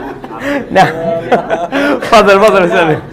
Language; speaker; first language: Indonesian; native; Indonesian